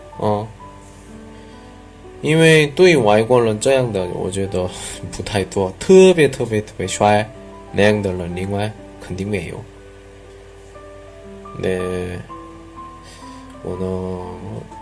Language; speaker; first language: Chinese; non-native, learner; Korean